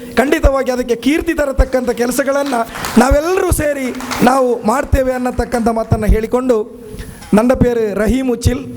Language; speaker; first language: Kannada; non-native, local second language; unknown